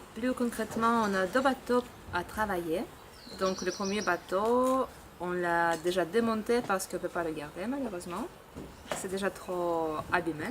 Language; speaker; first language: French; non-native, fluent; Russian